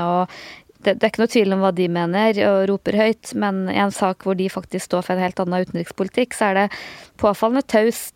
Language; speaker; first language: Norwegian; native; Norwegian